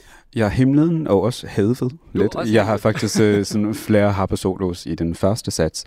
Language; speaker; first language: Danish; non-native, fluent; English